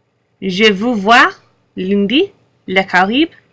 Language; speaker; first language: French; non-native, learner; English